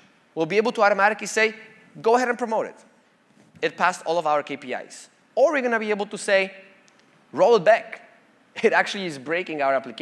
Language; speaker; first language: English; non-native, fluent; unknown